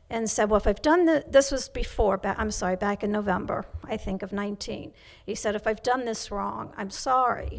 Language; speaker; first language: English; native; English